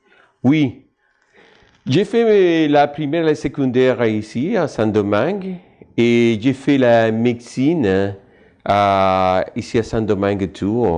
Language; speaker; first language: French; non-native, fluent; Spanish